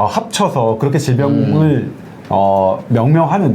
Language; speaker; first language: Korean; native; Korean